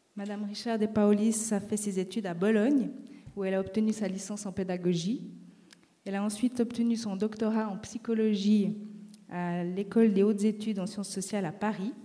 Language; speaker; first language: French; native; French